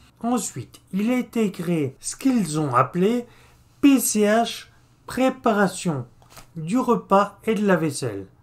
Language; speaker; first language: French; native; French